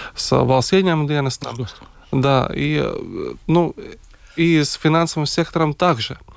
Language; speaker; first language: Russian; non-native, local second language; Latvian